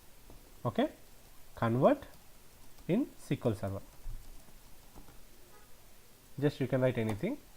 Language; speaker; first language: English; non-native, local second language; Telugu